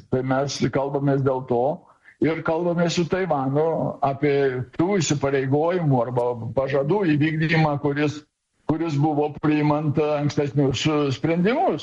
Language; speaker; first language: Lithuanian; native; Lithuanian